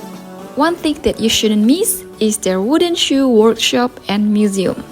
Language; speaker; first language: English; non-native, fluent; Indonesian